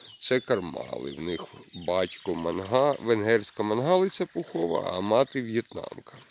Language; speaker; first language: Ukrainian; native; Ukrainian